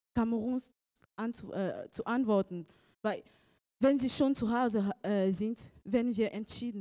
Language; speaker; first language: German; non-native, learner; French